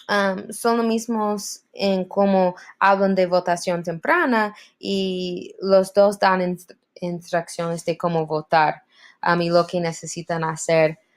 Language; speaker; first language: Spanish; non-native, learner; English